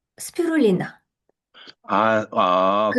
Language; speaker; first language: Korean; non-native, fluent; Russian